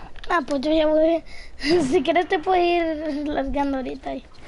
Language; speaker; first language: Spanish; early bilingual, heritage; Spanish